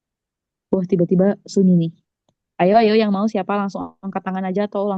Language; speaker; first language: Indonesian; native; Indonesian